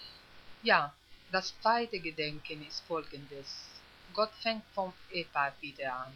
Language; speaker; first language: German; non-native, fluent; Italian